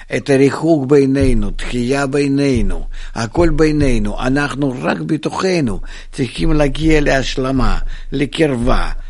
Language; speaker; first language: Hebrew; non-native, fluent; Russian